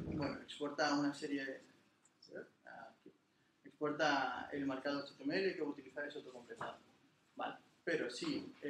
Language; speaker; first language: Spanish; native; Spanish